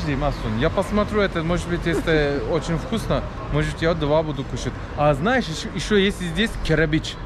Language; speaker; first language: Russian; non-native, learner; Turkish